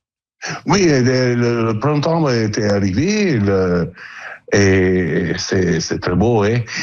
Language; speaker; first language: French; non-native, learner; Italian